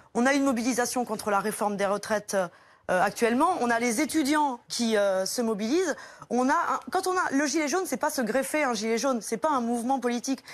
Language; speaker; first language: French; native; French